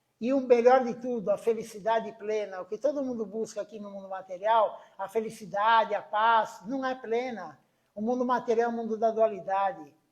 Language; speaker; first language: Portuguese; native; Portuguese